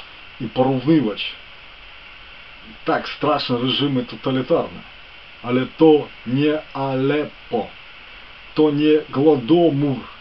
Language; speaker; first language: Polish; non-native, fluent; Ukrainian